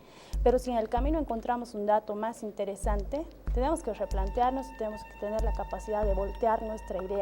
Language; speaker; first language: Spanish; native; Spanish